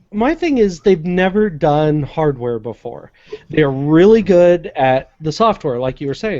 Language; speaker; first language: English; native; English